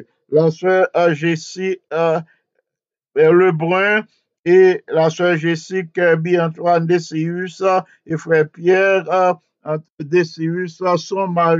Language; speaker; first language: French; non-native, local second language; Haitian Creole